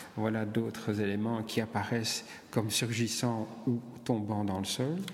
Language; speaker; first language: French; native; French